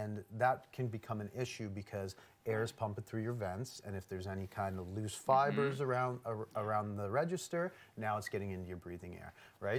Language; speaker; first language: English; native; English